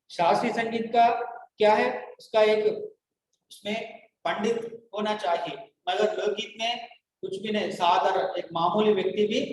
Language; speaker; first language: Hindi; non-native, local second language; Telugu